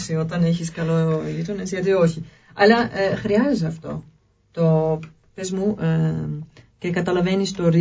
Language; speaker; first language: Greek; non-native, learner; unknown